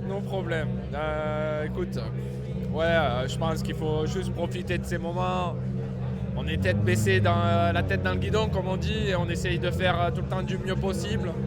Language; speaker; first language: French; native; French